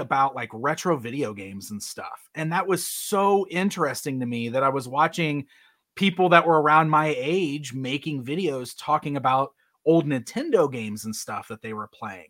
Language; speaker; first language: English; native; English